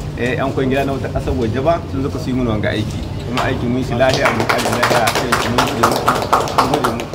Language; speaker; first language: Hausa; native; Hausa